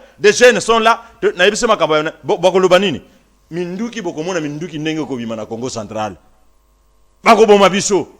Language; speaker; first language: Lingala; non-native, local second language; Kongo